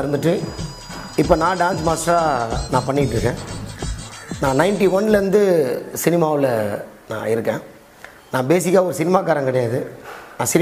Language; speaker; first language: Tamil; native; Tamil